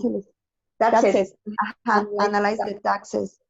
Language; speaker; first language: English; non-native, learner; Spanish